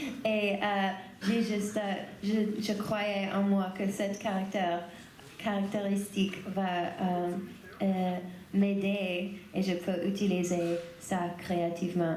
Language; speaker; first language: French; non-native, learner; English